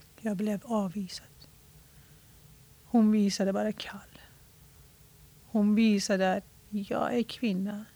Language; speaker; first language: Swedish; non-native, fluent; Persian